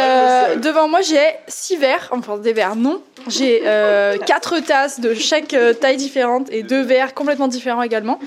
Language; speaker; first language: French; native; French